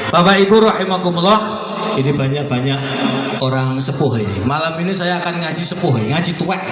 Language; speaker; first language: Indonesian; non-native, local second language; Javanese